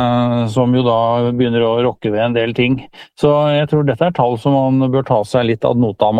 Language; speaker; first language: Norwegian; native; Norwegian